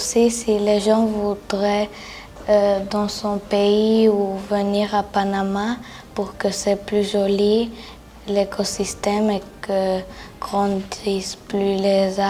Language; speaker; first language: French; native; French